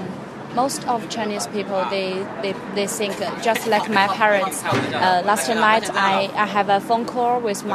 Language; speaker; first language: English; non-native, fluent; Chinese